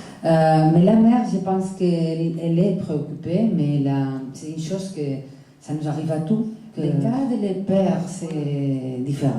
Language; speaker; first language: French; non-native, fluent; Spanish